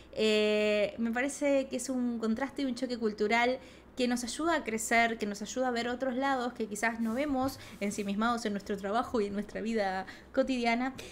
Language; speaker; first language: Spanish; native; Spanish